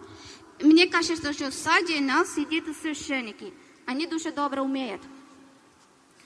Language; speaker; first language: Ukrainian; non-native, learner; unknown